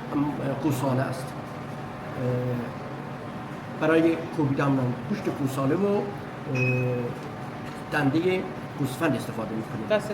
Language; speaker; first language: Persian; non-native, local second language; Azerbaijani